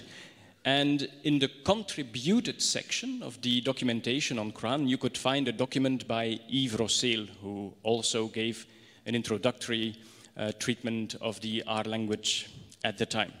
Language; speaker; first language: English; non-native, fluent; Dutch